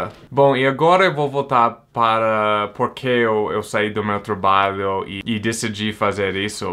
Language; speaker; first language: Portuguese; non-native, fluent; English